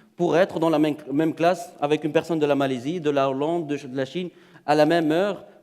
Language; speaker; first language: French; non-native, local second language; Arabic